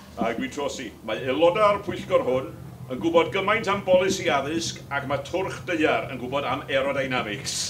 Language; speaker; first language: Welsh; native; Welsh